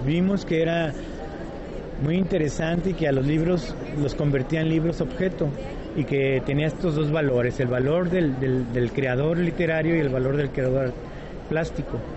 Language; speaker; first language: Spanish; native; Spanish